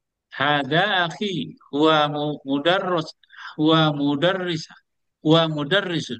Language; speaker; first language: Arabic; non-native, learner; Indonesian